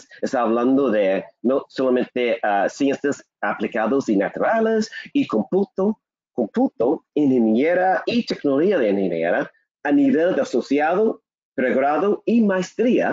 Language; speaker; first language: Spanish; non-native, learner; English